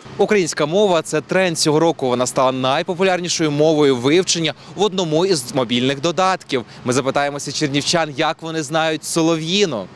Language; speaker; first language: Ukrainian; native; Ukrainian